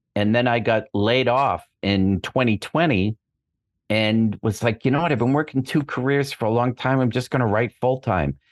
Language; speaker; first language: English; native; English